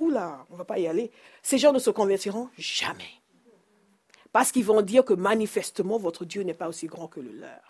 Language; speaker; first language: French; non-native, fluent; English